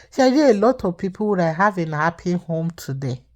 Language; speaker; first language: English; non-native, local second language; Yoruba